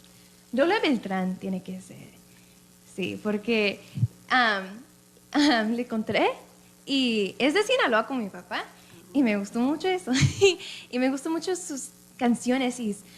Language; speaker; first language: Spanish; early bilingual, other home language; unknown